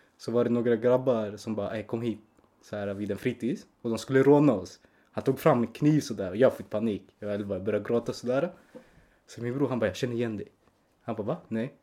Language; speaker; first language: Swedish; early bilingual, other home language; Spanish